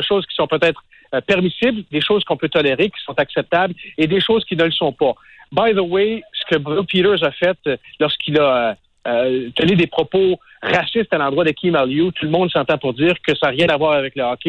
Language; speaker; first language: French; native; French